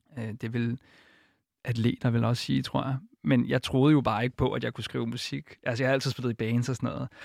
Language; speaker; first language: Danish; early bilingual, other home language; Icelandic